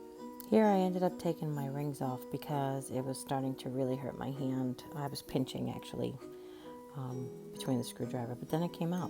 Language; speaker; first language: English; native; English